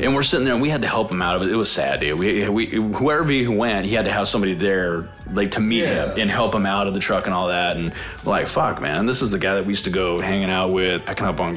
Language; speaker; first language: English; native; English